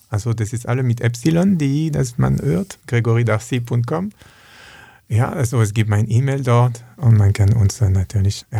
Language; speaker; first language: German; non-native, learner; French